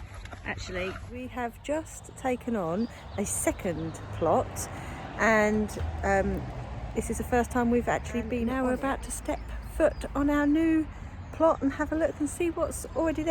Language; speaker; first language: English; native; English